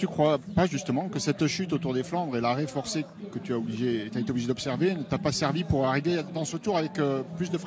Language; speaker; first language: French; native; French